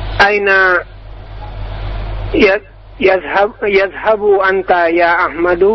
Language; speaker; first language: Arabic; non-native, learner; Indonesian